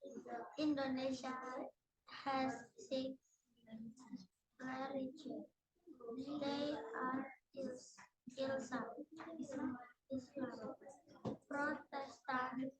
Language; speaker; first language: English; non-native, learner; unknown